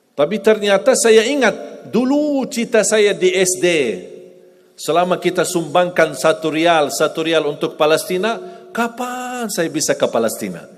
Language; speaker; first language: Indonesian; non-native, fluent; Arabic